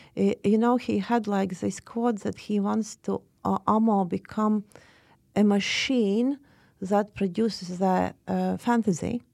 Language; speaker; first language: English; non-native, fluent; Latvian